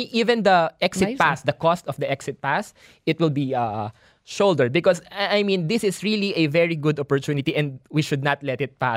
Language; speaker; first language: English; non-native, local second language; Filipino